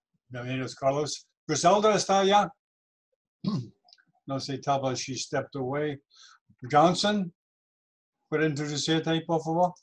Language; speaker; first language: Spanish; non-native, learner; English